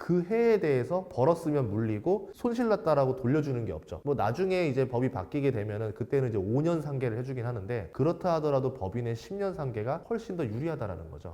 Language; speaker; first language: Korean; native; Korean